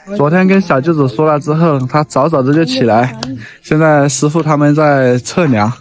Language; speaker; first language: Chinese; native; Chinese